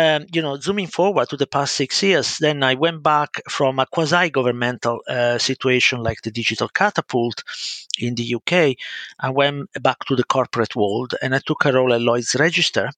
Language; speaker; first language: English; non-native, fluent; Italian